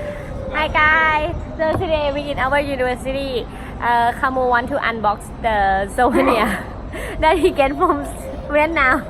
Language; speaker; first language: English; non-native, learner; Thai